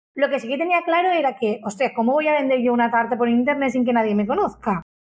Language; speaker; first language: Spanish; native; Spanish